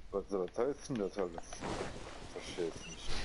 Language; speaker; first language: German; native; German